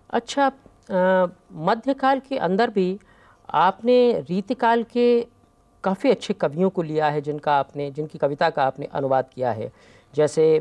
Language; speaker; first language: Hindi; native; Hindi